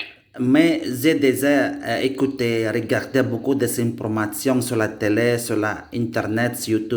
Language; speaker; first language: French; non-native, learner; Indonesian